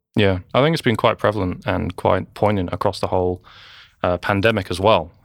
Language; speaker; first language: English; native; English